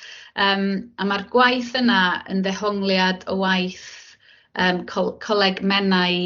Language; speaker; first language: Welsh; native; Welsh